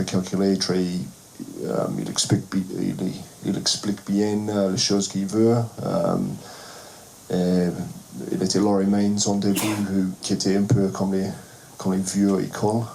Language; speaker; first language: French; non-native, fluent; English